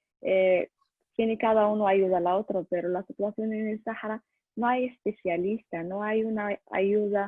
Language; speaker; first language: Spanish; non-native, learner; Arabic